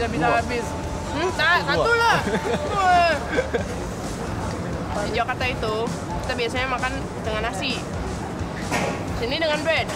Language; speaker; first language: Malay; non-native, local second language; Indonesian